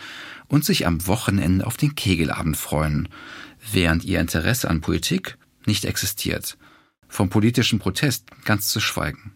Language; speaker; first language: German; native; German